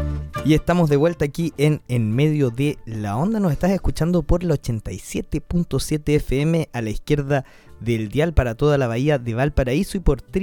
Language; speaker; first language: Spanish; native; Spanish